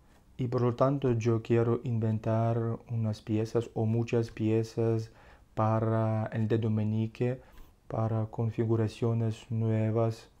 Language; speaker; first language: Spanish; non-native, learner; Russian